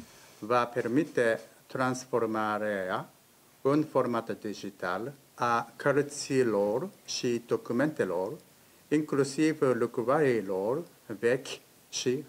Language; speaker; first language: Romanian; non-native, learner; Japanese